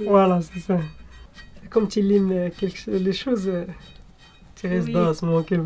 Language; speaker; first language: French; non-native, learner; Arabic